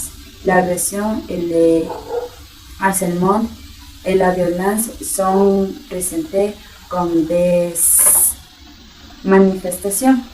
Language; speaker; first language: French; non-native, learner; Spanish